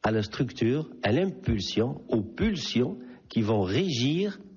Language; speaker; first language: French; non-native, local second language; Arabic